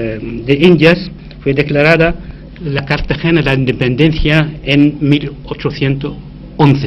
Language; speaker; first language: Spanish; non-native, fluent; Arabic